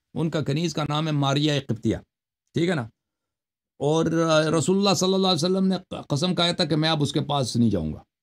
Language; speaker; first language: Urdu; non-native, local second language; Punjabi